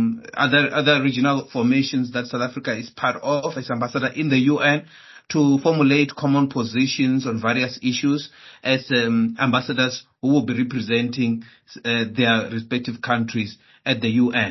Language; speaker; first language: English; non-native, local second language; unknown